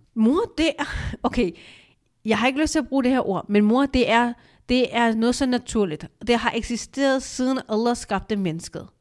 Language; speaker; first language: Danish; early bilingual, other home language; Urdu